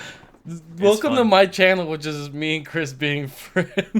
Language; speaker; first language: English; native; English